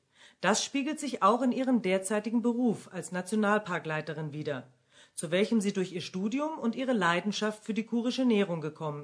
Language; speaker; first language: German; native; German